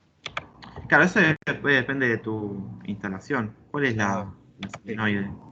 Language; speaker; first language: Spanish; native; Spanish